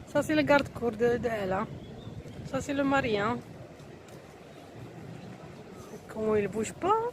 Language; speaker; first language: French; non-native, local second language; Arabic